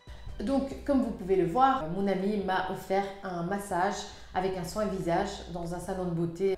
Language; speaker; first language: French; native; French